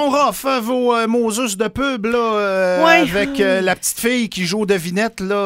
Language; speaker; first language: French; native; French